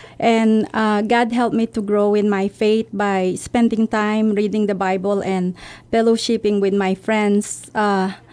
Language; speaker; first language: English; non-native, local second language; Filipino